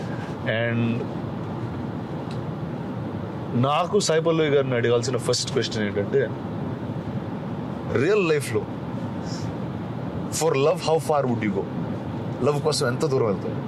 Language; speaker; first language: Telugu; native; Telugu